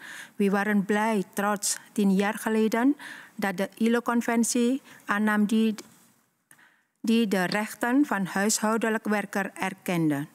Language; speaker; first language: Dutch; non-native, learner; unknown